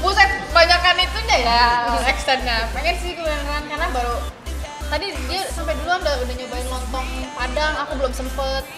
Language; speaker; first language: Indonesian; native; Indonesian